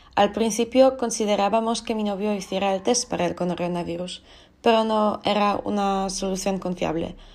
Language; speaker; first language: Spanish; non-native, learner; Polish